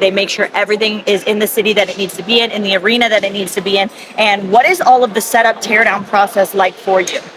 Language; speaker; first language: English; native; English